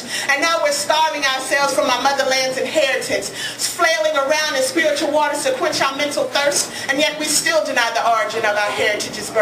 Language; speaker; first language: English; native; English